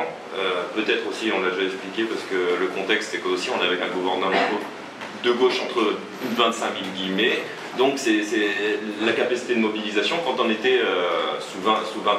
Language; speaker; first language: French; native; French